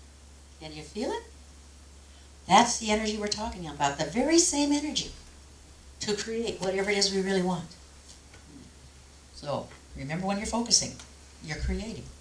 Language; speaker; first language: English; native; English